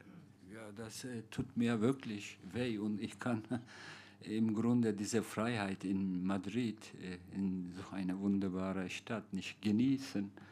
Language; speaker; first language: German; non-native, fluent; Turkish